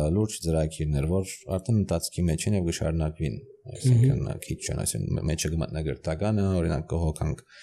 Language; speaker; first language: Armenian; early bilingual, heritage; Armenian